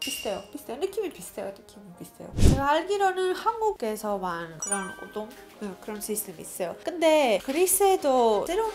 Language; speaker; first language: Korean; non-native, learner; Greek